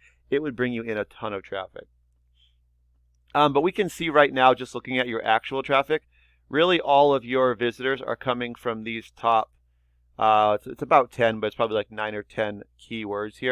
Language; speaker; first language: English; native; English